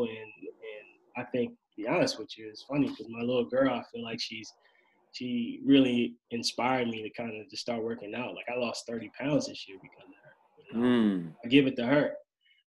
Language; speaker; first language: English; native; English